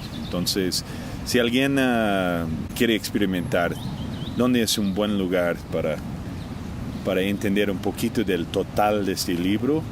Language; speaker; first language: Spanish; non-native, fluent; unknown